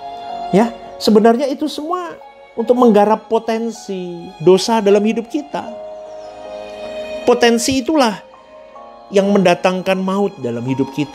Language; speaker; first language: Indonesian; native; Indonesian